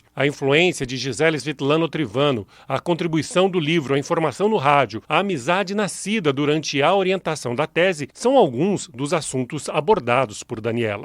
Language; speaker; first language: Portuguese; native; Portuguese